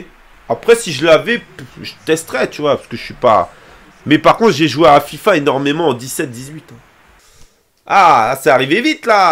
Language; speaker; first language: French; native; French